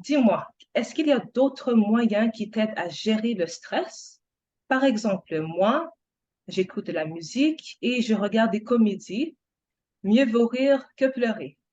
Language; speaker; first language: French; non-native, fluent; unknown